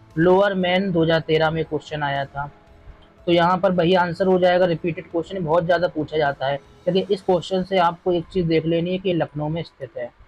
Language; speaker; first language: Hindi; native; Hindi